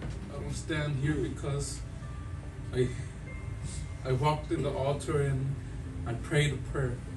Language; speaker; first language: English; early bilingual, other home language; Spanish